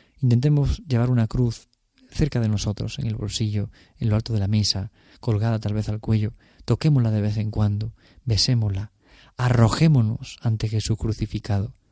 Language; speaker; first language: Spanish; native; Spanish